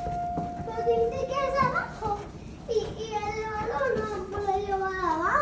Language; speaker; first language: Spanish; early bilingual, other home language; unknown